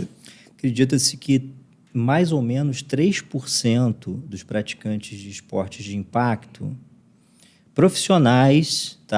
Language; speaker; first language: Portuguese; native; Portuguese